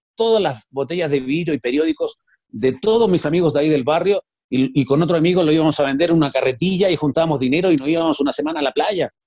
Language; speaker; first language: Spanish; native; Spanish